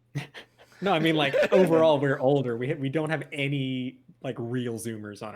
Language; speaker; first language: English; native; English